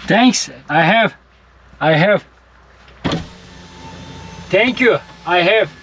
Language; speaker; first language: English; non-native, learner; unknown